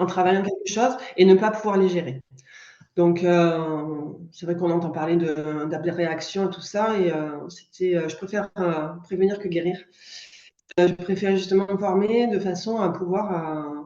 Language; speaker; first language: French; native; French